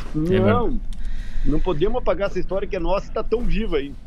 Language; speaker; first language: Portuguese; native; Portuguese